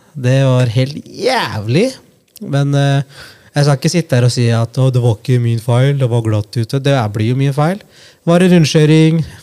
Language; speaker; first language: Norwegian; early bilingual, other home language; Punjabi